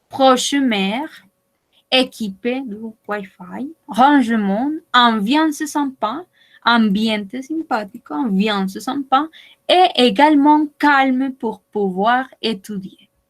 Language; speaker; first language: French; non-native, fluent; Spanish